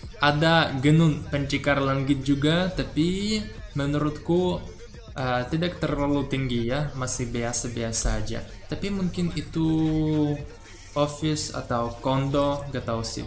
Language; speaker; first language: Indonesian; non-native, learner; Russian